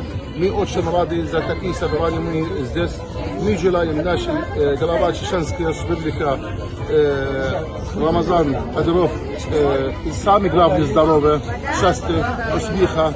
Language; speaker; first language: Russian; non-native, learner; Arabic